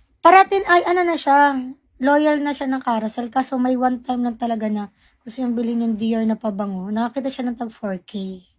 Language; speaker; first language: Filipino; non-native, local second language; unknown